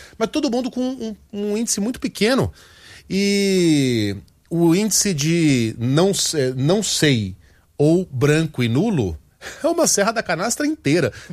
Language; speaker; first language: Portuguese; native; Portuguese